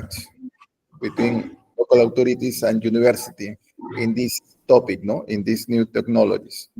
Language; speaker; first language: English; non-native, learner; Spanish